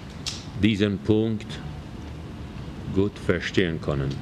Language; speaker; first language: German; non-native, learner; Persian